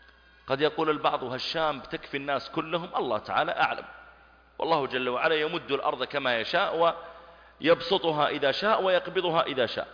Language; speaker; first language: Arabic; native; Arabic